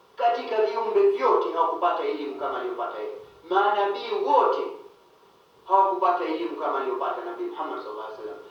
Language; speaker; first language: Swahili; early bilingual, heritage; Swahili